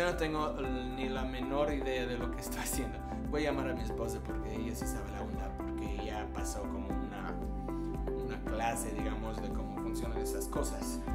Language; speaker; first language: Spanish; non-native, fluent; English